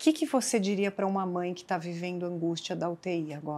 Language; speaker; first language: Portuguese; native; Portuguese